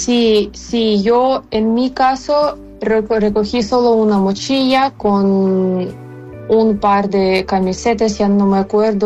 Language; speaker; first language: Spanish; non-native, fluent; Ukrainian